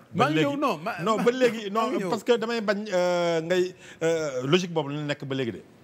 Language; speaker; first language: Wolof; native; Wolof